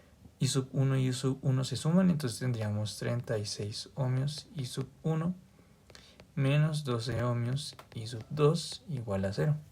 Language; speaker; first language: Spanish; native; Spanish